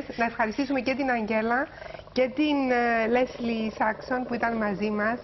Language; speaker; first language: Greek; native; Greek